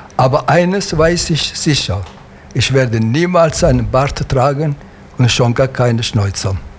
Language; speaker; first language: German; non-native, fluent; Italian